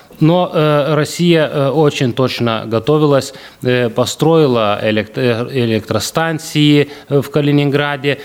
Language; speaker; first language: Russian; non-native, local second language; Lithuanian